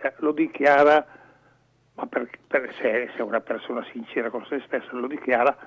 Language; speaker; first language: Italian; native; Italian